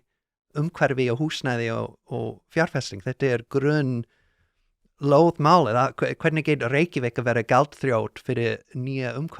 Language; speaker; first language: Icelandic; non-native, learner; English